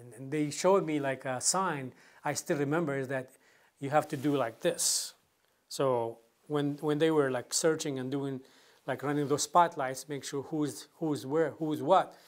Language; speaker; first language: English; non-native, fluent; Kurdish